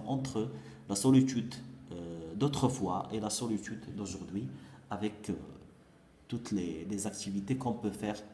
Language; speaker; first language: French; non-native, local second language; Arabic